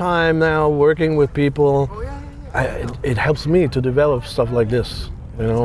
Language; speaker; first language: English; non-native, fluent; German